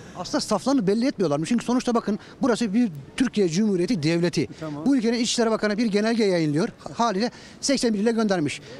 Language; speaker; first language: Turkish; native; Turkish